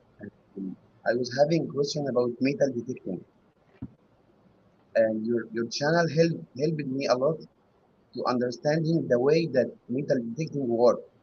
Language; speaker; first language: English; non-native, learner; Arabic